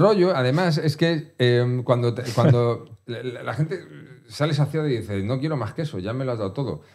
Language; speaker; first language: Spanish; native; Spanish